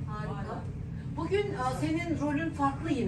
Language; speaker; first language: Turkish; native; Turkish